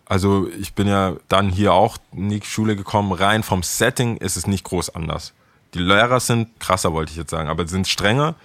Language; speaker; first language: German; early bilingual, other home language; Akan